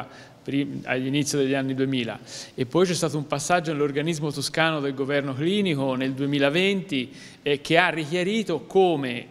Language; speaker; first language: Italian; native; Italian